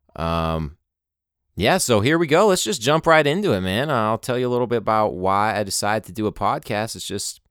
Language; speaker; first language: English; native; English